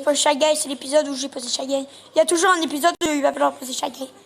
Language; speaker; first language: French; native; French